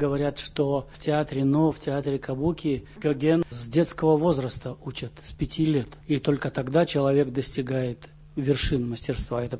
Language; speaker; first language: Russian; native; Russian